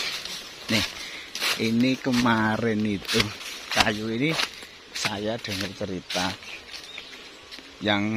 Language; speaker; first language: Indonesian; non-native, local second language; Javanese